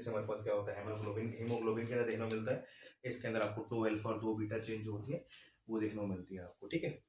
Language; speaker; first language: Hindi; native; Hindi